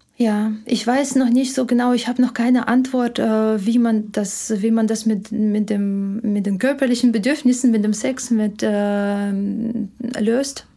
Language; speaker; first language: German; non-native, fluent; Ukrainian